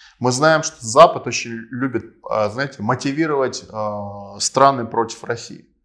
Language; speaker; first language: Russian; non-native, local second language; Armenian